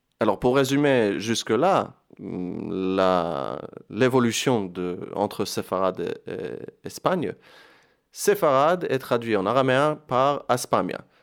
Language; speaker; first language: French; non-native, fluent; Hebrew